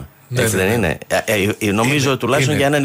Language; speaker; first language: Greek; native; Greek